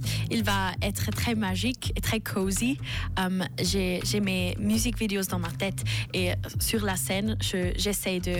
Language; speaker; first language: French; non-native, learner; German